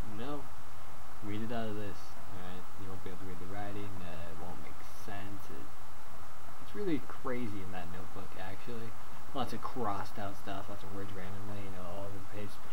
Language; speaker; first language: English; native; English